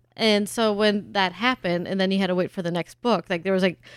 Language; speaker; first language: English; early bilingual, other home language; German